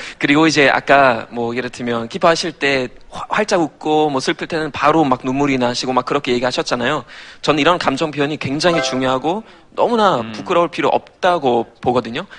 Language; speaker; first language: Korean; non-native, fluent; German